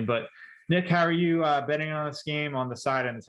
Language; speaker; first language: English; native; English